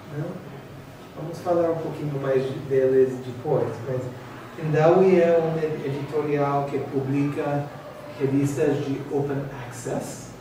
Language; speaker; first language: Portuguese; non-native, fluent; English